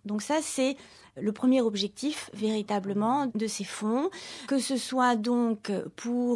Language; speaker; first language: French; native; French